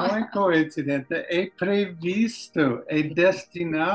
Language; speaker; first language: Portuguese; non-native, learner; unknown